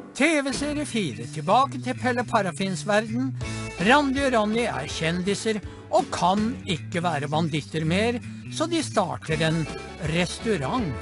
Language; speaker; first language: Norwegian; native; Norwegian